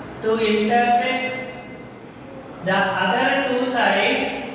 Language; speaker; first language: English; non-native, local second language; Telugu